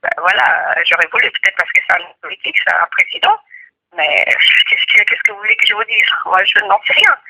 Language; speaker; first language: French; non-native, local second language; Kongo